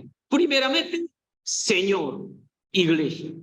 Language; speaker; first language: Spanish; non-native, learner; Korean